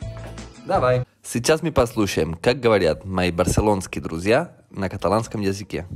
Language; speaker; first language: Russian; non-native, fluent; Catalan